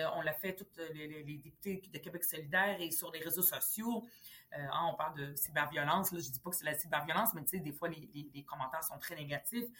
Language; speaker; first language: French; early bilingual, other home language; Arabic